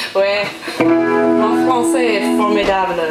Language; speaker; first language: French; non-native, learner; English